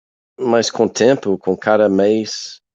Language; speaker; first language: Portuguese; non-native, learner; English